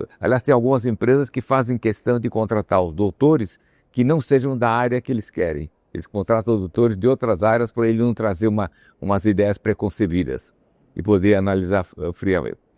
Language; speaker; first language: Portuguese; early bilingual, other home language; Armenian